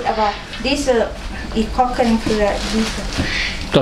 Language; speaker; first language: German; non-native, learner; Thai